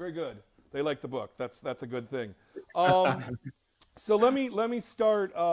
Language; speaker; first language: English; native; English